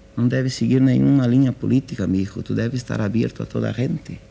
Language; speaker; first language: Spanish; non-native, learner; Portuguese